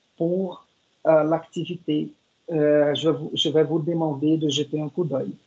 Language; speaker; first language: French; non-native, fluent; Portuguese